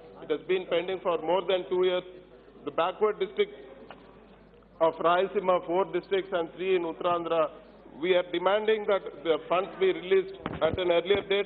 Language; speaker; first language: English; non-native, local second language; Telugu